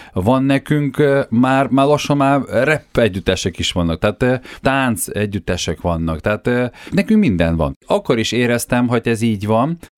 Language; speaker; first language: Hungarian; non-native, fluent; Ukrainian